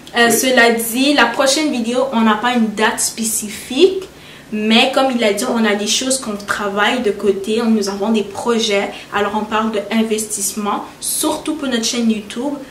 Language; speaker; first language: French; early bilingual, other home language; Haitian Creole